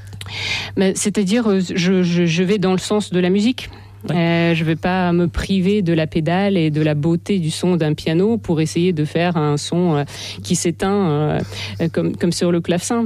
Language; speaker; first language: French; non-native, fluent; Russian